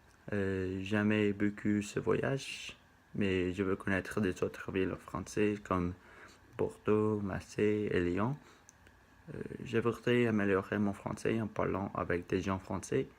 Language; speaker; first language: French; non-native, learner; Spanish